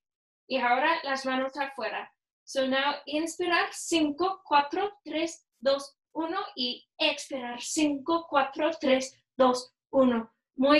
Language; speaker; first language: Spanish; non-native, learner; English